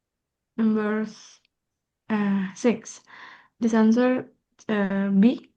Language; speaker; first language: English; non-native, learner; Indonesian